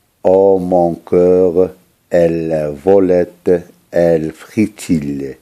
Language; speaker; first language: French; non-native, local second language; Arabic